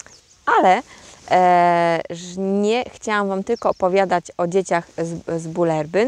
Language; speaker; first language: Polish; native; Polish